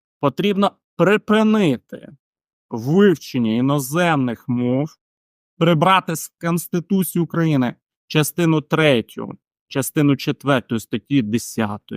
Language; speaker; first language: Ukrainian; native; Ukrainian